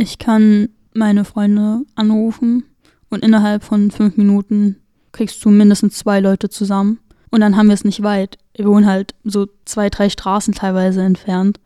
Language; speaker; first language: German; native; German